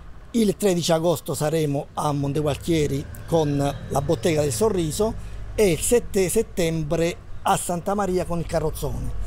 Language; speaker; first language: Italian; native; Italian